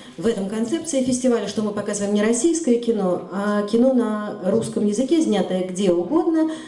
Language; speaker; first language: Russian; native; Russian